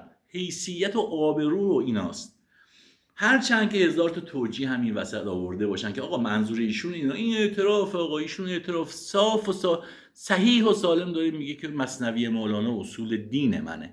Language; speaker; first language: Persian; native; Persian